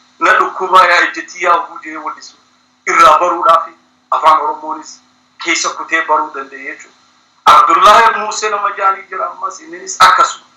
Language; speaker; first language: Oromo; early bilingual, heritage; Somali